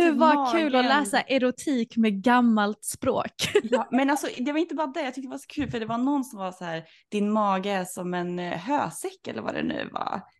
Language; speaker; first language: Swedish; native; Swedish